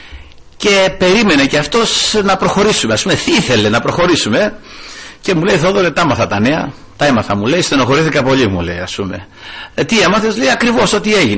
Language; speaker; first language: Greek; native; Greek